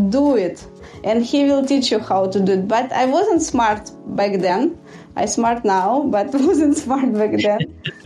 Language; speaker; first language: English; non-native, fluent; Russian